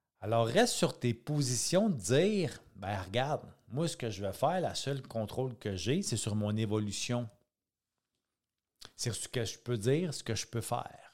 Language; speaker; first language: French; native; French